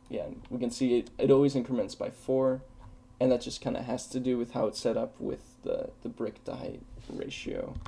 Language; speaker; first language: English; native; English